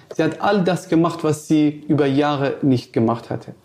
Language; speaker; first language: German; non-native, fluent; Persian